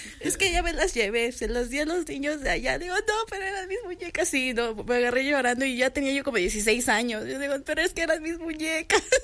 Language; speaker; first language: Spanish; early bilingual, heritage; Spanish